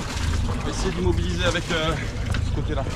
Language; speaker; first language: French; native; French